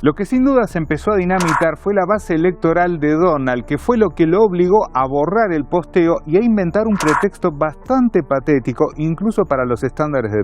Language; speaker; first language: Spanish; native; Spanish